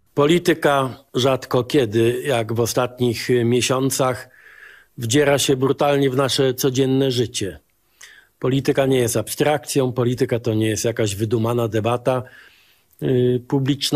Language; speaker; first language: Polish; native; Polish